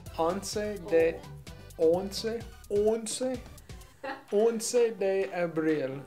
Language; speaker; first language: Spanish; non-native, learner; English